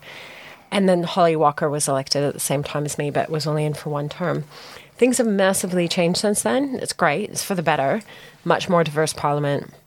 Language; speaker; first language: English; native; English